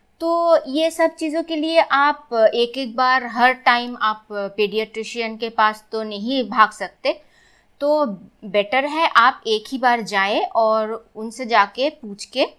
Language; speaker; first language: Hindi; non-native, local second language; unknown